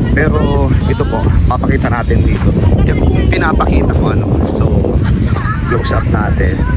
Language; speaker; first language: Filipino; non-native, local second language; Bikol